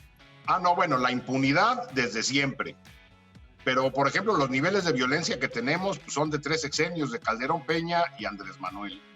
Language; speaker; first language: Spanish; native; Spanish